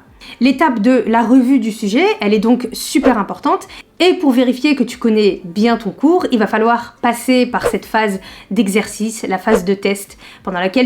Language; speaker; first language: French; native; French